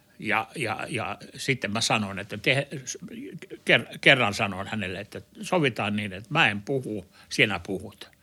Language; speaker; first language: Finnish; native; Finnish